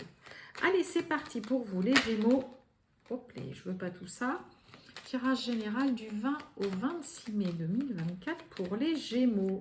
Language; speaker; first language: French; native; French